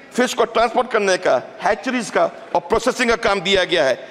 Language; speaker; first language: Hindi; native; Hindi